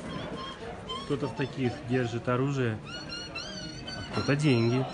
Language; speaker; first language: Russian; native; Russian